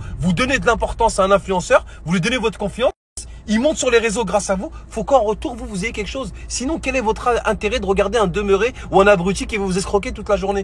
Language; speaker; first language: French; native; French